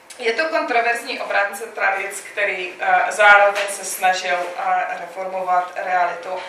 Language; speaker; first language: Czech; non-native, fluent; Russian